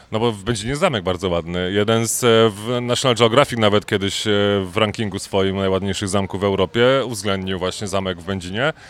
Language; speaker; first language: Polish; native; Polish